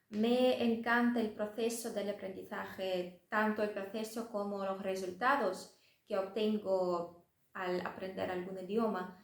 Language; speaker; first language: Spanish; non-native, fluent; Russian